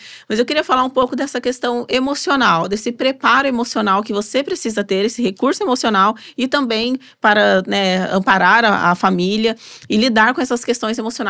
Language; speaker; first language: Portuguese; native; Portuguese